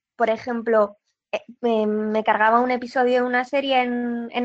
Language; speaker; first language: Spanish; native; Spanish